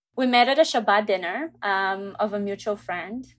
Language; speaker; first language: English; early bilingual, other home language; Russian